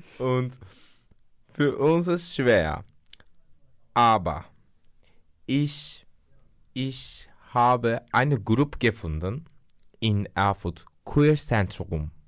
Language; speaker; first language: German; non-native, learner; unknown